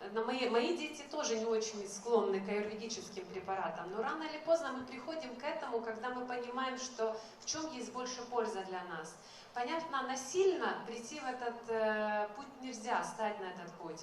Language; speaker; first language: Russian; native; Russian